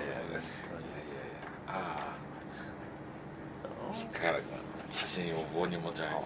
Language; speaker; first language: Japanese; native; Japanese